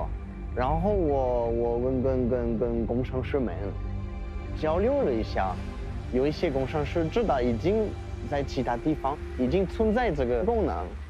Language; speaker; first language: Chinese; non-native, fluent; French